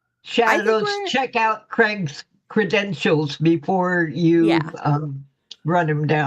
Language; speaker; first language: English; native; English